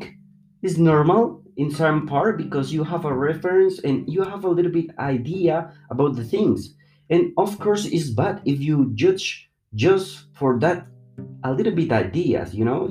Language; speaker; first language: English; non-native, learner; Spanish